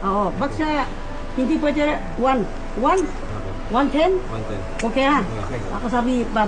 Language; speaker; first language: Filipino; non-native, learner; Chinese